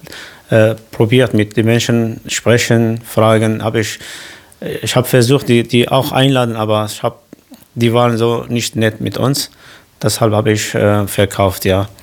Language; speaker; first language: German; non-native, local second language; Kurdish